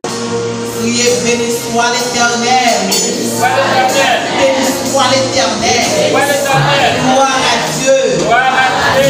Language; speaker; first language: French; non-native, local second language; Haitian Creole